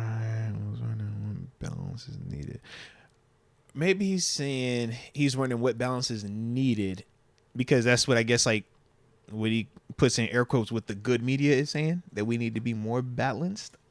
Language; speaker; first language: English; native; English